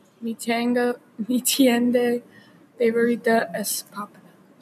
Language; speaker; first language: Spanish; non-native, learner; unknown